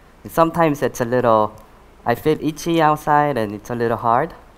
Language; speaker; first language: English; non-native, fluent; Korean